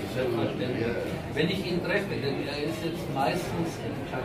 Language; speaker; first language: German; native; German